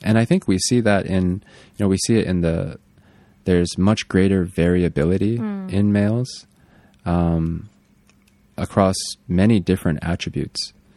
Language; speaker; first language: English; native; English